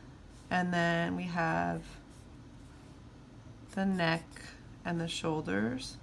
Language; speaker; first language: English; native; English